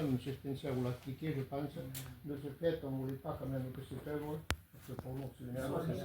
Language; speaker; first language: French; native; French